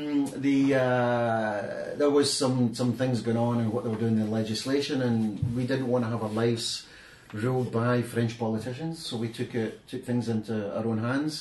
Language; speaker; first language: English; native; English